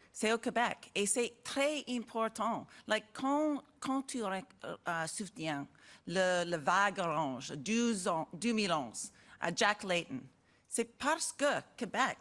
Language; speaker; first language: French; non-native, learner; English